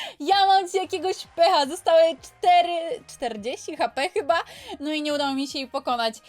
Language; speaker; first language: Polish; native; Polish